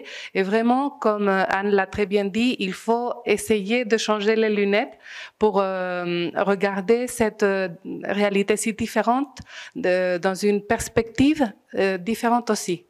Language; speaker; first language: French; non-native, fluent; Spanish